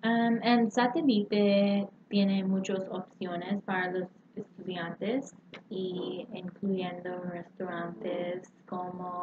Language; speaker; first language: Spanish; non-native, learner; English